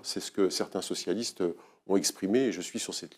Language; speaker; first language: French; native; French